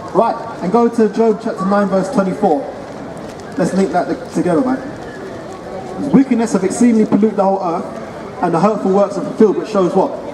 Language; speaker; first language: English; native; English